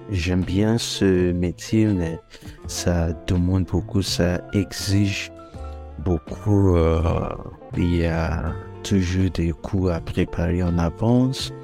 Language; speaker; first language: French; non-native, fluent; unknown